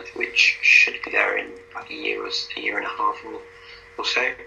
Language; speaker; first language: English; native; English